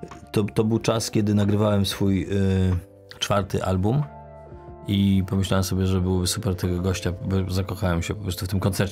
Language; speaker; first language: Polish; native; Polish